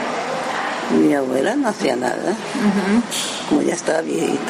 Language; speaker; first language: Spanish; early bilingual, other home language; Japanese